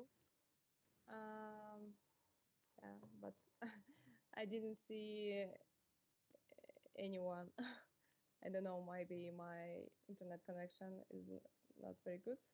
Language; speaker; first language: English; non-native, fluent; Russian